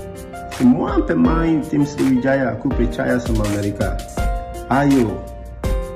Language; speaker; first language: Indonesian; non-native, learner; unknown